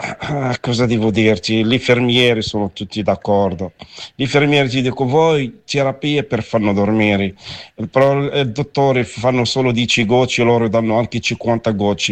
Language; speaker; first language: Italian; non-native, learner; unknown